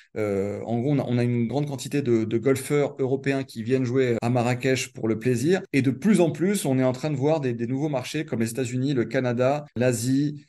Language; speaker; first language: French; native; French